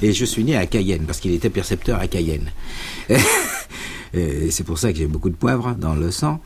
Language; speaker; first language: French; native; French